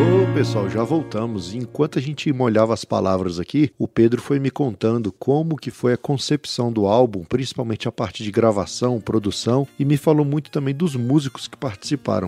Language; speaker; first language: Portuguese; native; Portuguese